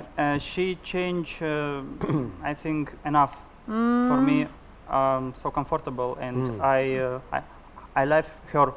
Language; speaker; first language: English; non-native, learner; Russian